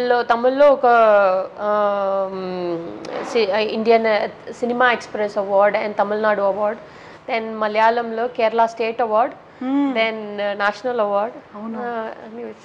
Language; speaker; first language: Telugu; non-native, fluent; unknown